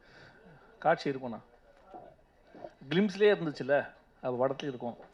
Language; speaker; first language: Tamil; native; Tamil